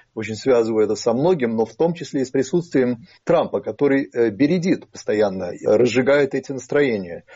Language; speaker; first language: Russian; native; Russian